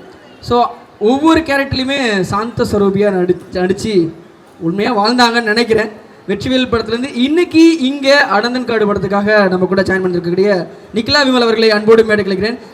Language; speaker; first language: Tamil; native; Tamil